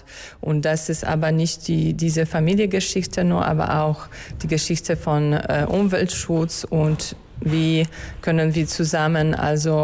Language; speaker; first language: German; non-native, fluent; Polish